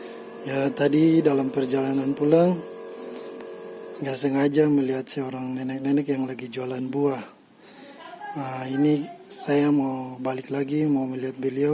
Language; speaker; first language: Malay; native; Malay